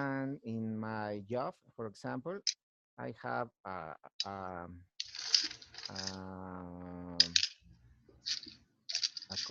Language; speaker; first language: English; non-native, learner; Spanish